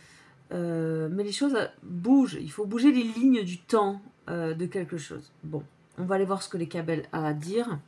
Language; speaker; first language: French; native; French